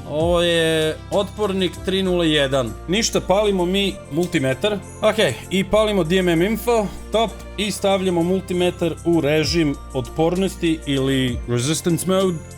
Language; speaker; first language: Croatian; early bilingual, heritage; Serbian